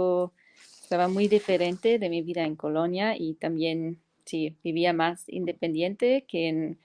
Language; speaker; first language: Spanish; non-native, fluent; German